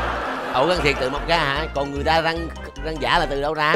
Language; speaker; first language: Vietnamese; native; Vietnamese